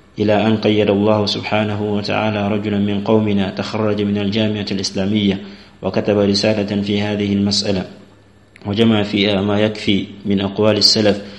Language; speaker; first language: Arabic; non-native, fluent; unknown